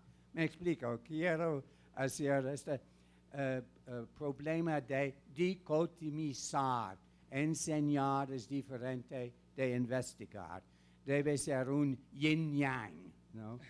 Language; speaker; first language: Spanish; non-native, fluent; English